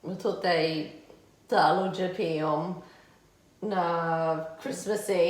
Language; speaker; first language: Polish; early bilingual, heritage; Polish